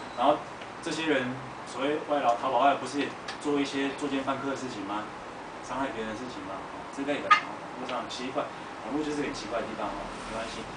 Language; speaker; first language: Chinese; native; Chinese